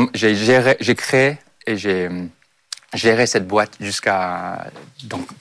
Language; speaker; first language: French; non-native, fluent; Chinese